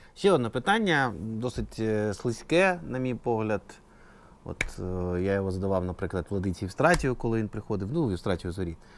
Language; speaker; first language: Ukrainian; native; Ukrainian